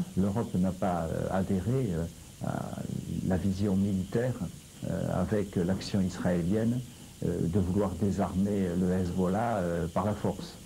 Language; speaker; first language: French; native; French